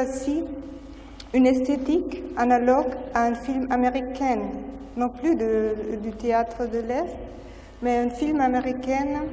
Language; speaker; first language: French; non-native, fluent; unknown